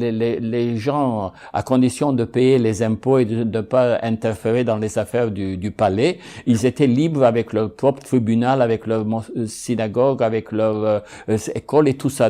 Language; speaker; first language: French; non-native, local second language; Ladino